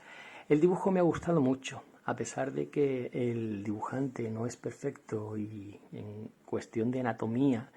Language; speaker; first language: Spanish; native; Spanish